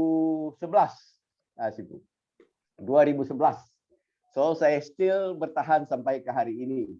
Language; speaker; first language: Malay; native; Malay